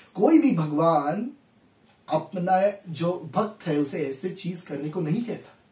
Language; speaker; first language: Hindi; non-native, local second language; Marathi